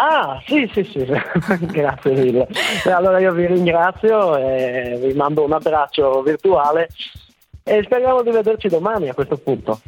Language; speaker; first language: Italian; native; Italian